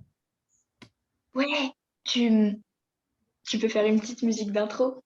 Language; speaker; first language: French; native; French